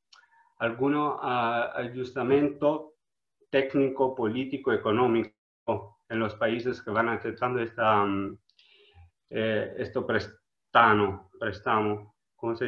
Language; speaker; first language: Spanish; non-native, learner; Italian